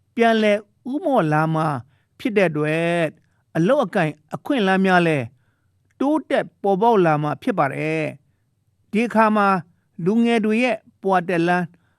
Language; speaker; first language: Burmese; non-native, local second language; Shan